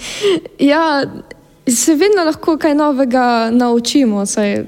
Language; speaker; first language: Slovenian; early bilingual, heritage; German